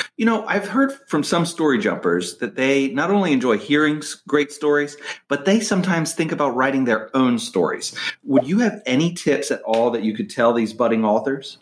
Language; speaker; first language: English; native; English